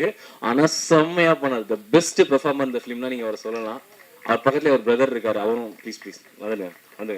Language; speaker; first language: Tamil; native; Tamil